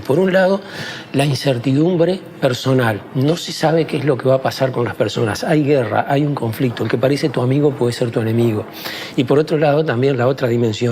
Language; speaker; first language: Spanish; native; Spanish